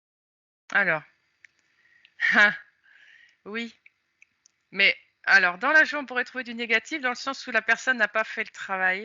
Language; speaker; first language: French; native; French